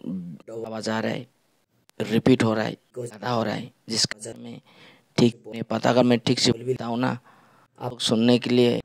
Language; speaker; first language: Hindi; non-native, local second language; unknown